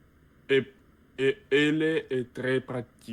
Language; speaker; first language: French; non-native, learner; Russian